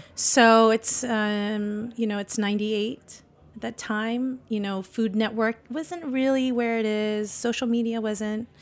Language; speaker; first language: English; native; English